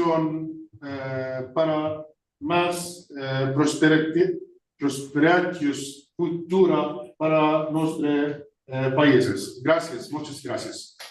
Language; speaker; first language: Spanish; non-native, learner; Arabic